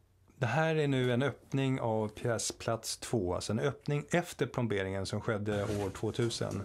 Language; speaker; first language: Swedish; native; Swedish